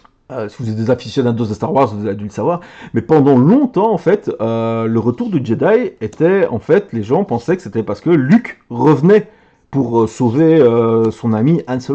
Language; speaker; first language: French; native; French